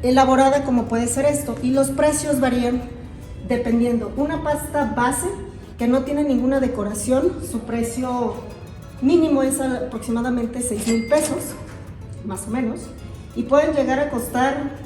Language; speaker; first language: Spanish; native; Spanish